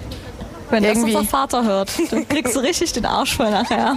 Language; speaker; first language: German; early bilingual, other home language; Greek